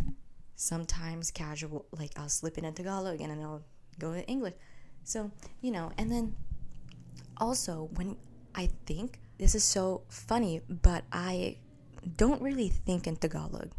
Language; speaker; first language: English; early bilingual, other home language; Filipino